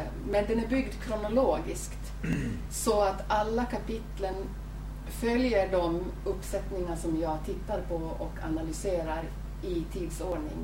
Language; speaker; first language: Swedish; native; Swedish